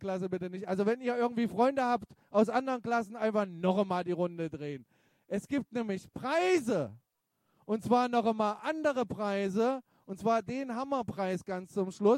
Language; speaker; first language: German; native; German